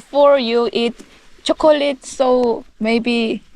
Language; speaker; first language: English; non-native, learner; Korean